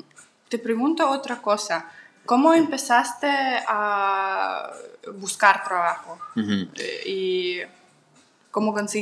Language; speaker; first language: Spanish; non-native, fluent; Russian